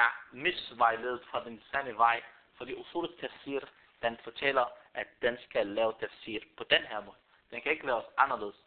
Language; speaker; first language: Danish; early bilingual, other home language; Arabic